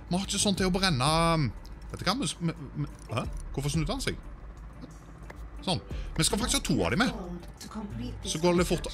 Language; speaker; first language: Norwegian; native; Norwegian